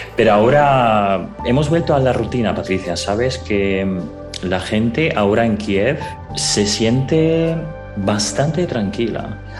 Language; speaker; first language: Spanish; non-native, fluent; Ukrainian